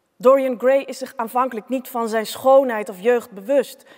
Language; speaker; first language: Dutch; native; Dutch